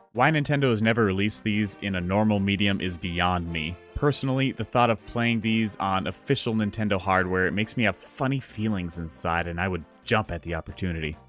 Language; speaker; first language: English; native; English